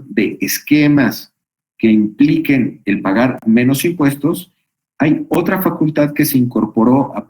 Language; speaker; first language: Spanish; native; Spanish